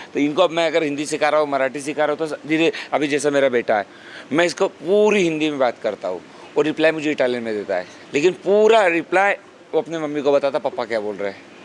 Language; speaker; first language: Hindi; non-native, local second language; Marathi